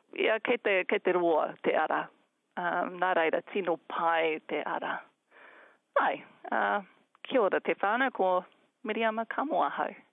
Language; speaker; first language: Māori; non-native, learner; English